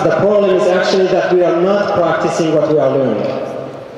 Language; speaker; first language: English; non-native, fluent; Arabic